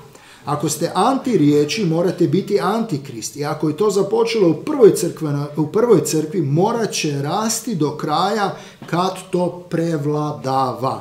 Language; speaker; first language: Croatian; native; Croatian